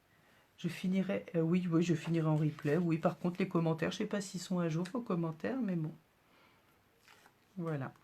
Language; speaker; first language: French; native; French